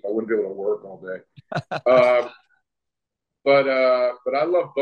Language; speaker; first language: English; native; English